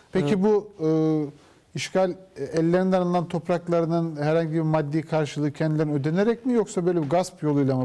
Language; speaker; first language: Turkish; native; Turkish